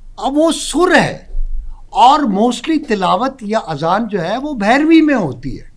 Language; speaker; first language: Urdu; non-native, local second language; Pashto